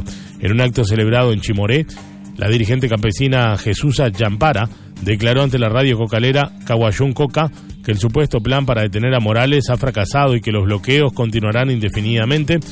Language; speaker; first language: Spanish; native; Spanish